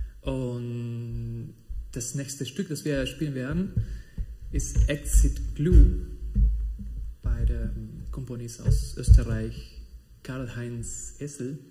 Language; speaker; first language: German; non-native, fluent; Spanish